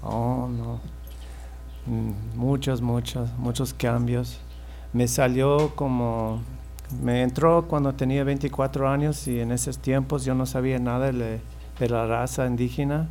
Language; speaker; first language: Spanish; early bilingual, heritage; English